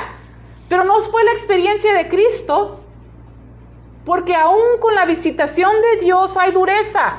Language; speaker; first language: Spanish; native; Spanish